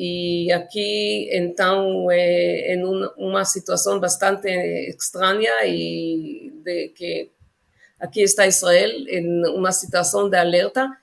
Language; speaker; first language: Portuguese; non-native, fluent; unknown